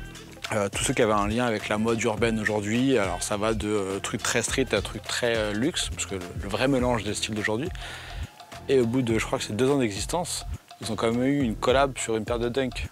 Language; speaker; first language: French; native; French